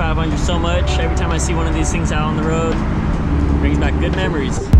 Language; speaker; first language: English; native; English